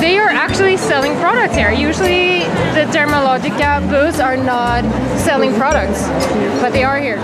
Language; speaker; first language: English; non-native, fluent; Swedish